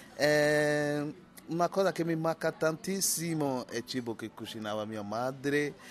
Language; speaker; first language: Italian; non-native, learner; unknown